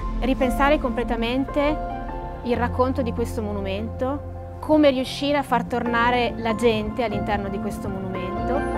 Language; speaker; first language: Italian; native; Italian